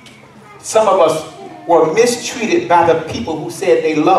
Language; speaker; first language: English; native; English